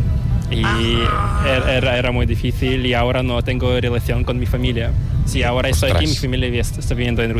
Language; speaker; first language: Spanish; non-native, fluent; Korean